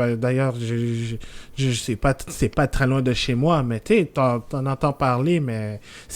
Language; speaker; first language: French; native; French